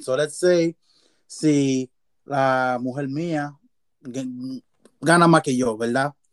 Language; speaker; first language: Spanish; early bilingual, other home language; English